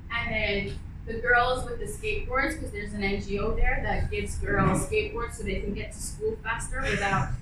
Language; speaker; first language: English; early bilingual, other home language; Arabic